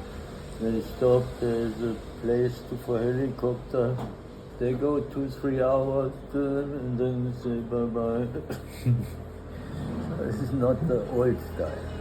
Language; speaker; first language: English; non-native, fluent; German